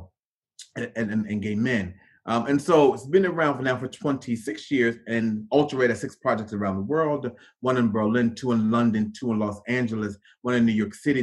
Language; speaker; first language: English; native; English